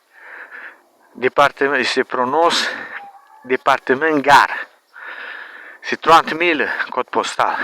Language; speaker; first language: French; non-native, learner; Romanian